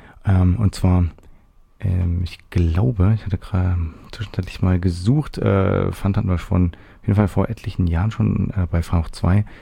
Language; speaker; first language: German; native; German